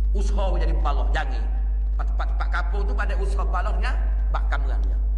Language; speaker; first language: Malay; native; Malay